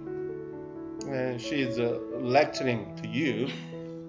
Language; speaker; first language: English; non-native, learner; Korean